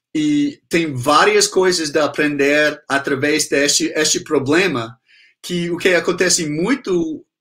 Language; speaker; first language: Portuguese; non-native, fluent; English